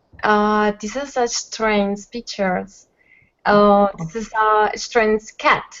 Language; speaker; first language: English; non-native, learner; Spanish